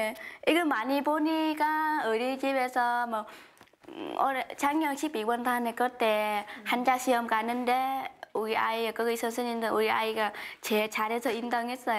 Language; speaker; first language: Korean; non-native, learner; Vietnamese